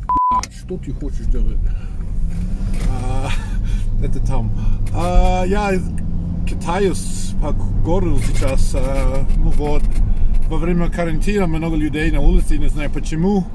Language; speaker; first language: Russian; non-native, learner; English